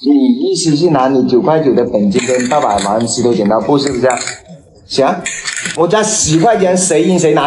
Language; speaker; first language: Chinese; native; Chinese